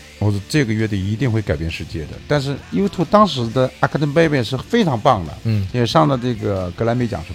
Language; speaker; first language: Chinese; native; Chinese